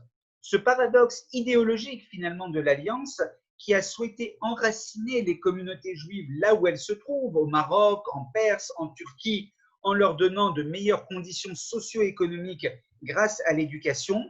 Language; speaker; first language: French; native; French